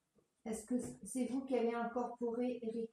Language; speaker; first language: French; native; French